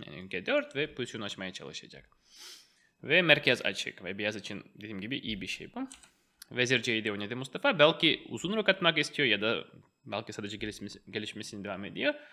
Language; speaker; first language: Turkish; non-native, fluent; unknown